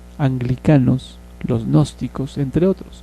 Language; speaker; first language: Spanish; native; Spanish